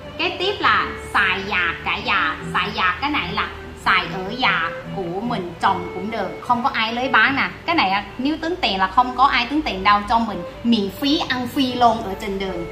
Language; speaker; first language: Vietnamese; non-native, learner; Thai